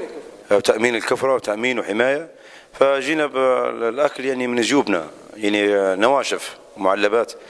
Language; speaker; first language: Arabic; native; Arabic